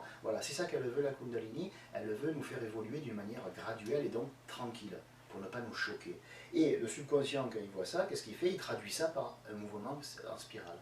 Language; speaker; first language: French; native; French